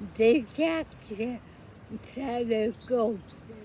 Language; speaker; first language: French; non-native, learner; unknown